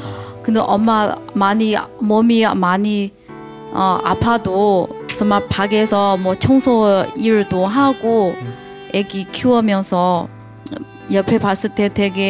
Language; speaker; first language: Korean; non-native, learner; Chinese